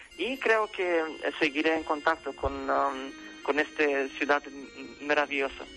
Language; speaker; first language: Spanish; non-native, fluent; English